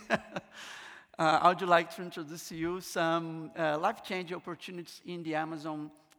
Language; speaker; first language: English; non-native, learner; Portuguese